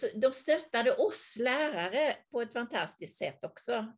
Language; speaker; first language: Swedish; native; Swedish